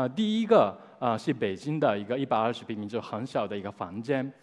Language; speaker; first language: Chinese; non-native, fluent; Japanese